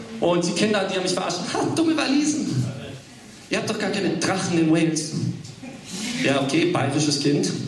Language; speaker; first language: German; early bilingual, other home language; English